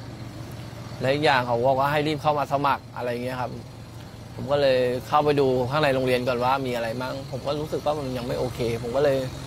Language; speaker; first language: Thai; native; Thai